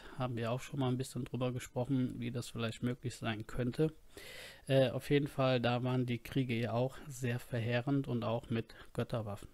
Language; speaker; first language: German; native; German